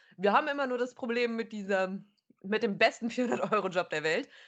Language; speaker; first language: German; native; German